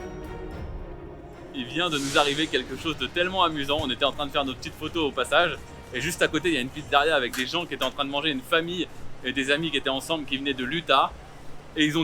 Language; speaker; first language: French; native; French